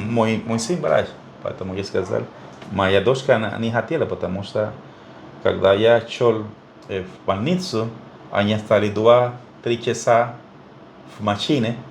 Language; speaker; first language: Russian; non-native, fluent; Spanish